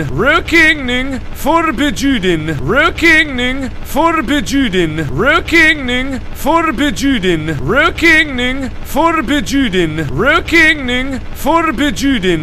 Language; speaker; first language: Swedish; non-native, learner; English